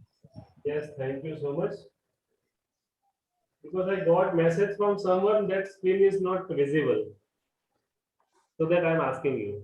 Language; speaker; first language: English; non-native, learner; Gujarati